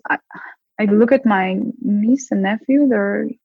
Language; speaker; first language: English; non-native, fluent; Hebrew